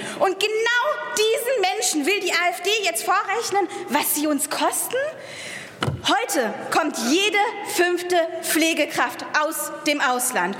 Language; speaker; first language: German; early bilingual, other home language; Persian